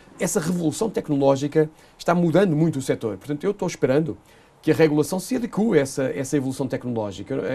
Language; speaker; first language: Portuguese; native; Portuguese